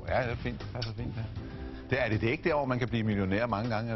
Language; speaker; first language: Danish; native; Danish